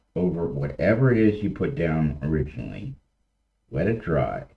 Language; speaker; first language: English; native; English